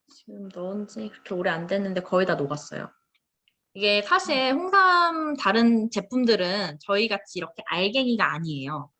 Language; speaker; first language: Korean; native; Korean